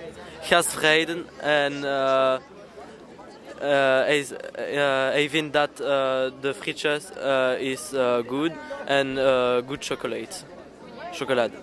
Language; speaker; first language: Dutch; non-native, learner; French